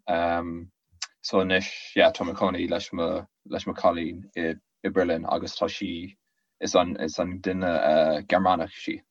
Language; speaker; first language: Irish; native; Irish